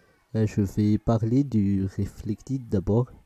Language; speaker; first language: French; non-native, fluent; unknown